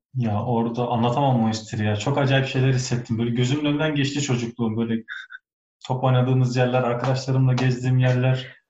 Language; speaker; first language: Turkish; early bilingual, heritage; Turkish